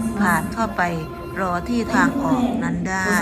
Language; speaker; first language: Thai; native; Thai